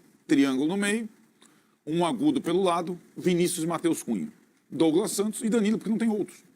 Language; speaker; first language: Portuguese; native; Portuguese